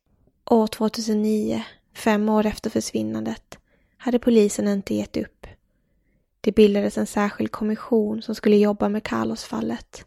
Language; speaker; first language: Swedish; native; Swedish